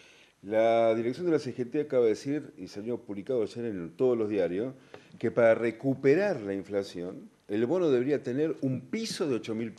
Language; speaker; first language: Spanish; native; Spanish